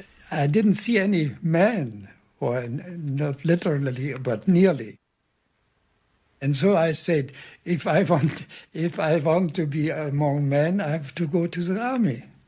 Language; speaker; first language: English; non-native, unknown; German